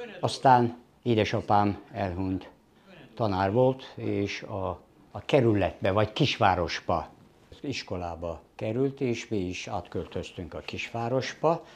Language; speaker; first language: Hungarian; non-native, fluent; Turkish